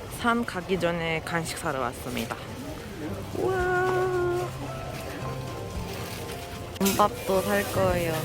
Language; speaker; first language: Korean; non-native, learner; Turkish